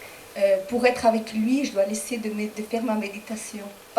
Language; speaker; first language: French; non-native, learner; Spanish